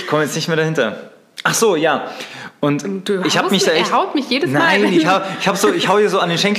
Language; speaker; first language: German; native; German